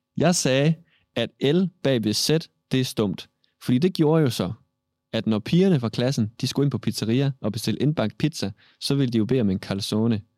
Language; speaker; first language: Danish; native; Danish